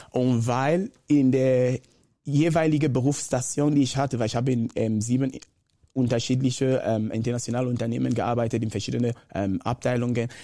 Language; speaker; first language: German; non-native, fluent; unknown